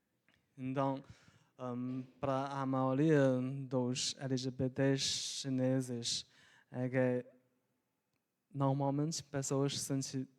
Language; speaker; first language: Portuguese; non-native, local second language; Chinese